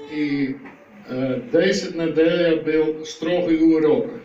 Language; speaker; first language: Russian; non-native, learner; Dutch